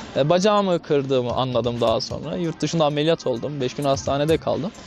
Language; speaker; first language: Turkish; native; Turkish